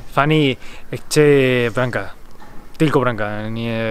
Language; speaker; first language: Polish; non-native, learner; Spanish